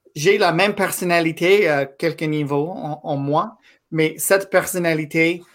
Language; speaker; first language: French; non-native, fluent; English